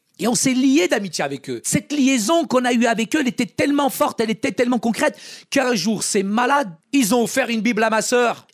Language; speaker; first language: French; early bilingual, other home language; Arabic